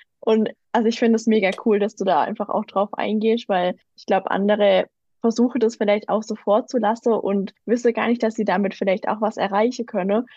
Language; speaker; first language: German; native; German